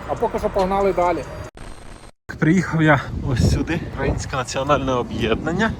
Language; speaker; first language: Ukrainian; non-native, local second language; Russian